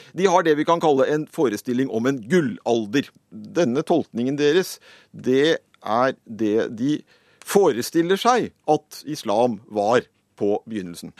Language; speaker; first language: Norwegian; native; Norwegian